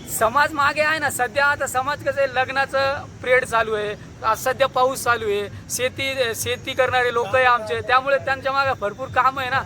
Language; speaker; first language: Marathi; non-native, local second language; Lambadi